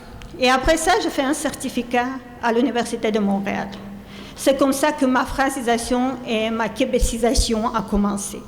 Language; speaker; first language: French; non-native, fluent; Armenian